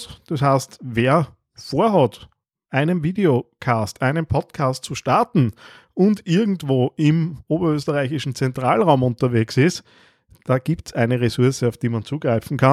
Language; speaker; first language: German; native; German